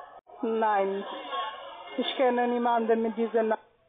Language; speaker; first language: German; non-native, learner; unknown